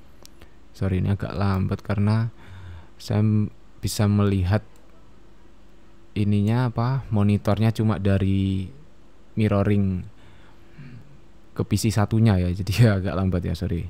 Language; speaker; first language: Indonesian; native; Indonesian